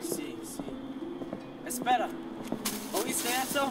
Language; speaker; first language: Spanish; non-native, learner; English